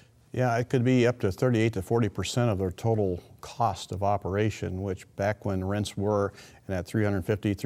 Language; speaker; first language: English; native; English